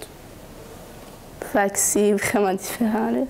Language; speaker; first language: French; early bilingual, other home language; Spanish